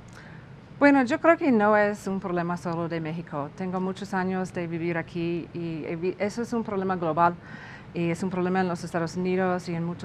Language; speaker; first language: Spanish; non-native, fluent; English